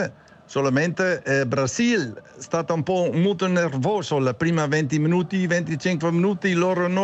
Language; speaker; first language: Italian; non-native, learner; Dutch